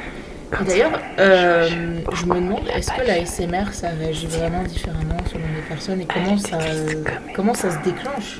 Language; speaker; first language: French; native; French